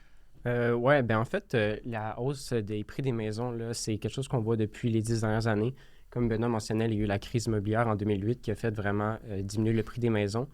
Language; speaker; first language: French; native; French